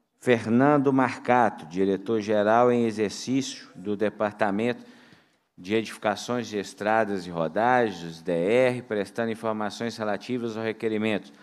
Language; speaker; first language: Portuguese; native; Portuguese